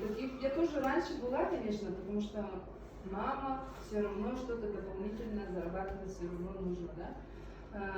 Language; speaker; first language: Russian; non-native, local second language; Yakut